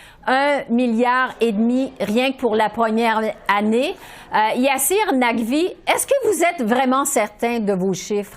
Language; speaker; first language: French; native; French